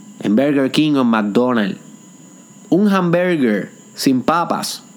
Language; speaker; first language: Spanish; native; Spanish